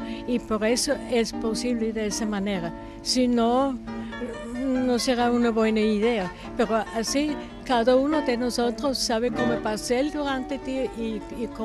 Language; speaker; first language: Spanish; non-native, fluent; German